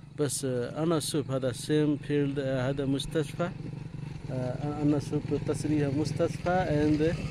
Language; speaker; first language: Arabic; non-native, learner; Hindi